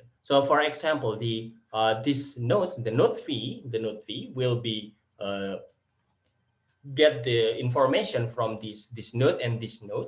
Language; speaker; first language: English; non-native, fluent; Indonesian